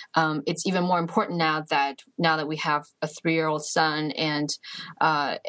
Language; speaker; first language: English; early bilingual, other home language; Chinese